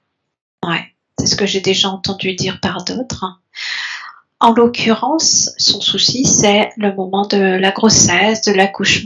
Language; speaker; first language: French; native; French